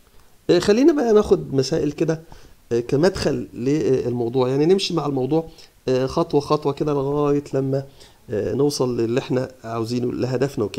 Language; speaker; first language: Arabic; native; Arabic